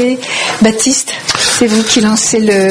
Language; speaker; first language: French; native; French